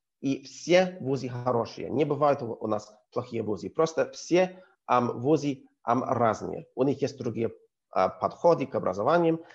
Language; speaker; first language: Russian; non-native, learner; English